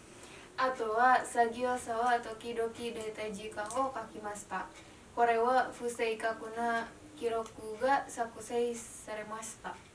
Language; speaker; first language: Japanese; non-native, learner; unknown